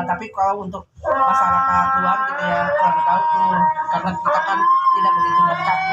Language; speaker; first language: Indonesian; non-native, local second language; Sundanese